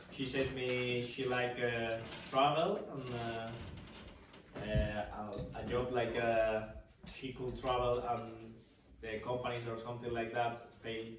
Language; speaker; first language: English; non-native, learner; Spanish